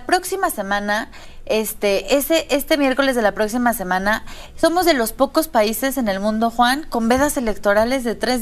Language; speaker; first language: Spanish; native; Spanish